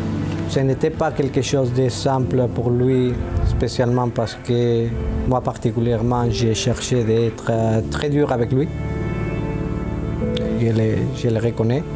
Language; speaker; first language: French; non-native, fluent; Italian